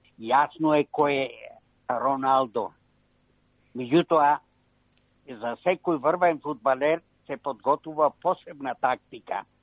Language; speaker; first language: Macedonian; native; Macedonian